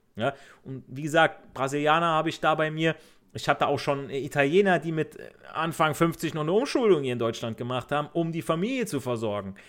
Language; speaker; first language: German; native; German